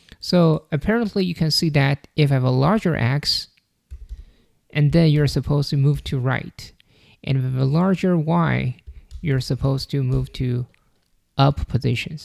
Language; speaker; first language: English; non-native, fluent; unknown